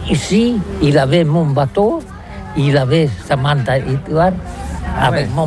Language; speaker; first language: French; non-native, learner; Catalan